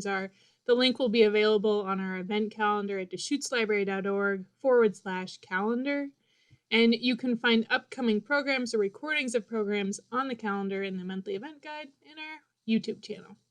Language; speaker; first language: English; native; English